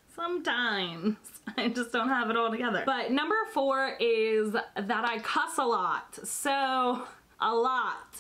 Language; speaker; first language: English; native; English